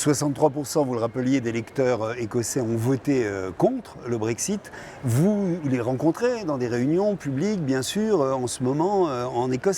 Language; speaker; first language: French; native; French